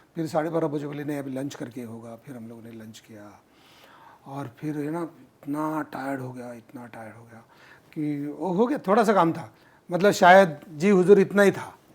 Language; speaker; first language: Hindi; non-native, local second language; Marathi